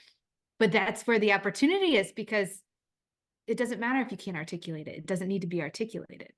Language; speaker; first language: English; native; English